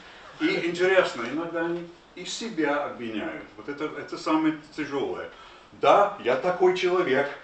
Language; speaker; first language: Russian; non-native, fluent; English